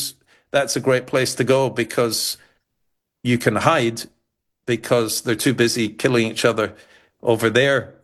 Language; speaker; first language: English; native; English